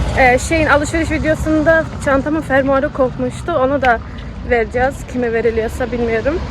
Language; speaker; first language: Turkish; early bilingual, heritage; Turkish